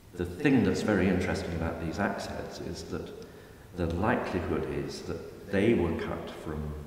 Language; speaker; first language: English; native; English